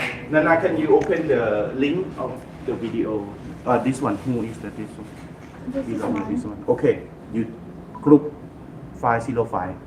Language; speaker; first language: English; non-native, learner; Thai